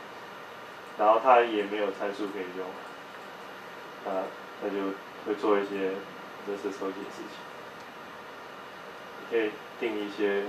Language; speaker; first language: Chinese; native; Chinese